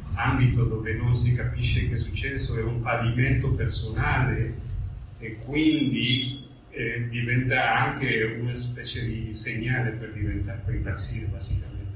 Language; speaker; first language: Italian; non-native, fluent; Spanish